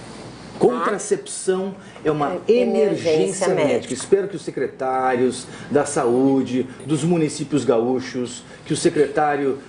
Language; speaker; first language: Portuguese; native; Portuguese